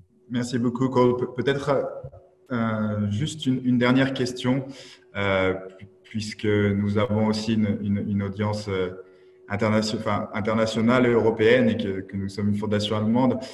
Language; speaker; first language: French; native; French